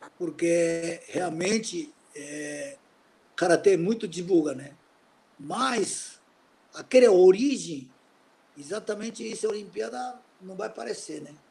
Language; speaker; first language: Portuguese; non-native, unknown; Japanese